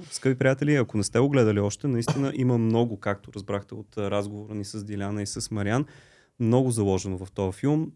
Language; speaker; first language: Bulgarian; native; Bulgarian